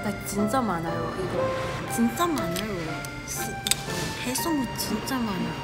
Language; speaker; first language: Korean; non-native, learner; Cantonese